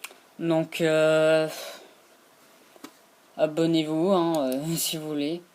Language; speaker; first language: French; native; French